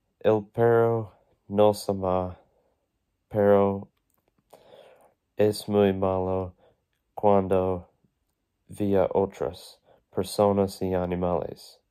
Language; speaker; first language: Spanish; non-native, learner; English